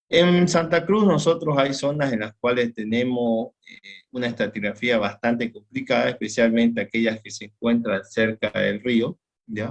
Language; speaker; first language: Spanish; native; Spanish